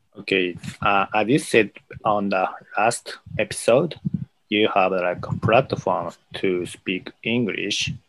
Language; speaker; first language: English; non-native, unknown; Japanese